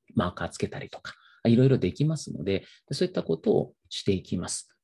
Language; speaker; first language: Japanese; native; Japanese